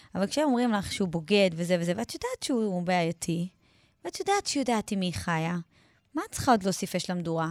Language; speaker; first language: Hebrew; native; Hebrew